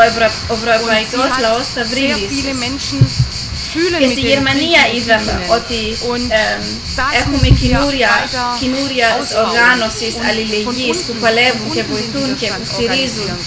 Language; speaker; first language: Greek; early bilingual, heritage; Greek